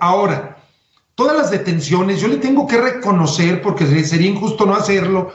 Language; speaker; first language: Spanish; native; Spanish